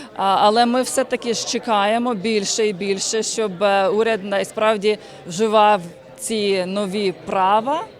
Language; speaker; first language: Ukrainian; early bilingual, heritage; Ukrainian